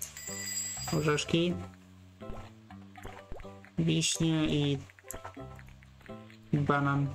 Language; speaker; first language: Polish; native; Polish